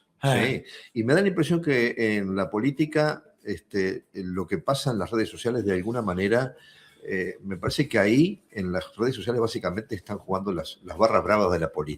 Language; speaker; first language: Spanish; native; Spanish